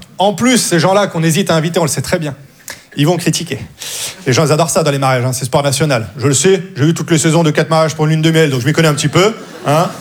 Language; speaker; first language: French; native; French